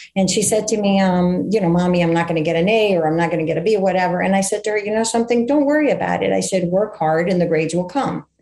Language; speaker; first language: English; early bilingual, other home language; Greek